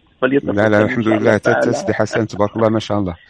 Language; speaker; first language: Arabic; native; Arabic